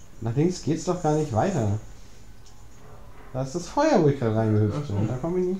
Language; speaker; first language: German; native; German